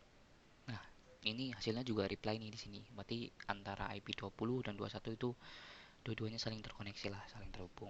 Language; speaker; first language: Indonesian; native; Indonesian